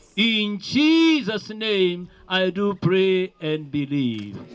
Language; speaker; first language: English; non-native, local second language; Swahili